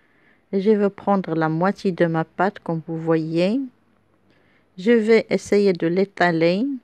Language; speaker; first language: French; non-native, local second language; Arabic